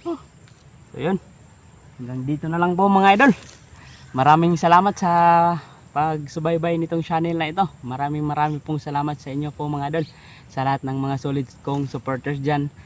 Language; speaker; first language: Filipino; non-native, local second language; Cebuano